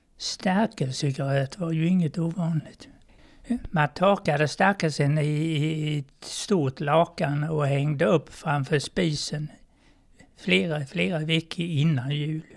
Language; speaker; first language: Swedish; native; Swedish